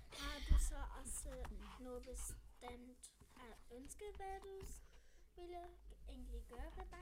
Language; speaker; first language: Danish; non-native, local second language; German